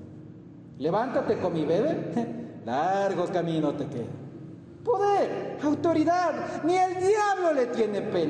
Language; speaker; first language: Spanish; native; Spanish